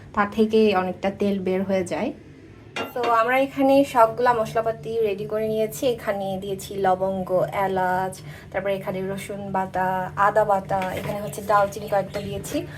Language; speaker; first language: Bangla; native; Bangla